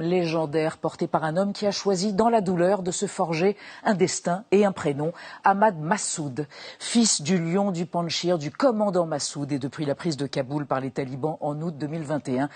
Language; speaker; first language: French; native; French